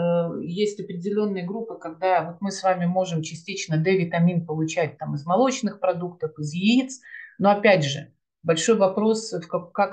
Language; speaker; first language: Russian; native; Russian